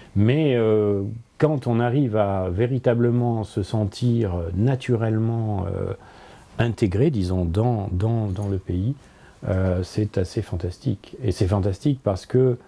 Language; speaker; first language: French; native; French